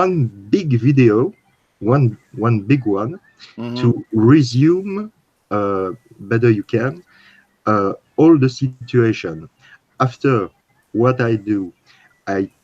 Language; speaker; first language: English; non-native, learner; French